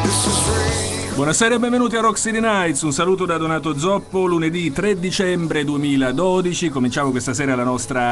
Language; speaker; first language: Italian; native; Italian